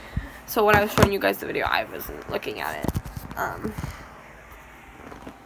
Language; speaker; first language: English; native; English